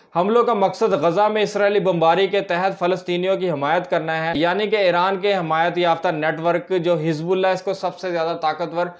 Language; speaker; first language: Urdu; native; Urdu